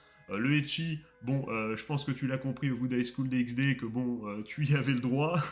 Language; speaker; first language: French; native; French